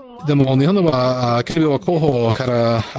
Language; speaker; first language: Japanese; non-native, learner; Spanish